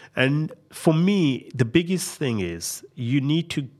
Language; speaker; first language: English; non-native, local second language; Punjabi